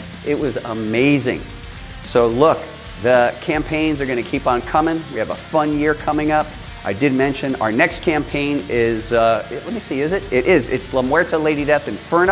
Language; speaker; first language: English; native; English